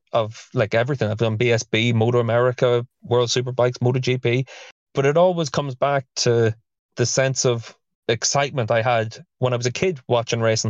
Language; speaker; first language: English; native; English